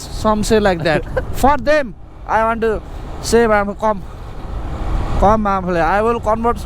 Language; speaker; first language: English; non-native, learner; Nepali